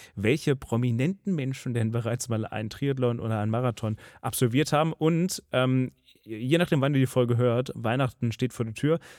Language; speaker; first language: German; native; German